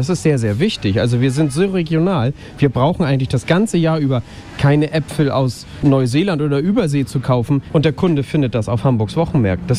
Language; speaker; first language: German; native; German